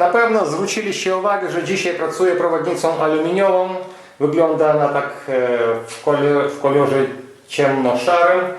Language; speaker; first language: Polish; non-native, fluent; Ukrainian